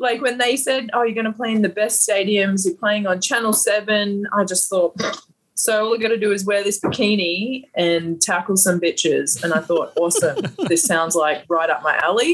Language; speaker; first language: English; native; English